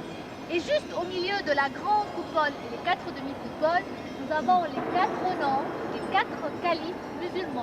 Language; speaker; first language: French; non-native, fluent; Arabic